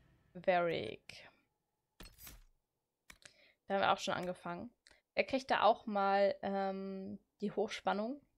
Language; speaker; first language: German; native; German